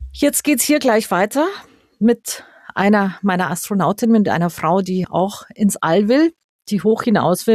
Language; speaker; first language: German; native; German